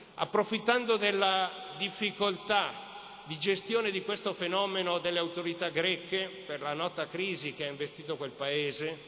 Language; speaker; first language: Italian; native; Italian